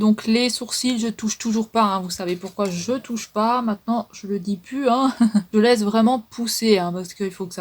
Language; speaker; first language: French; native; French